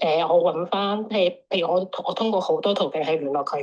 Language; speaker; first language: Cantonese; native; Cantonese